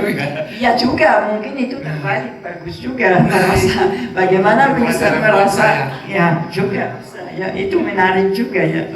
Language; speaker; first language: Indonesian; non-native, fluent; French